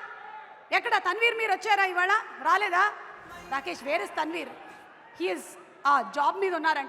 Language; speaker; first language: Telugu; native; Telugu